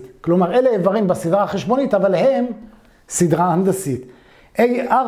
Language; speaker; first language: Hebrew; native; Hebrew